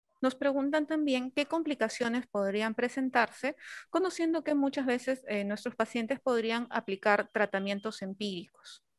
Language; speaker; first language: Spanish; native; Spanish